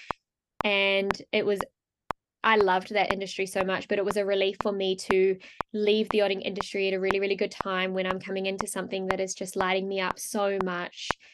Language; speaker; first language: English; native; English